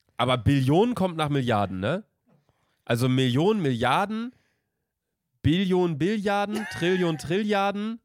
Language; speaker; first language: German; native; German